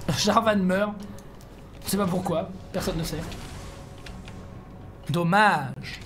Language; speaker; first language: French; native; French